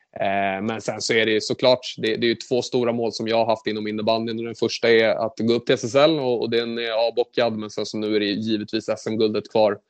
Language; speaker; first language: Swedish; native; Swedish